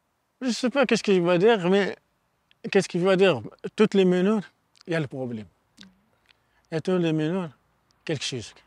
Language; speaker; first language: French; non-native, learner; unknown